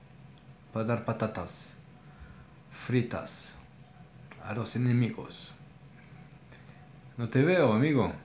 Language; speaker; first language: Spanish; non-native, learner; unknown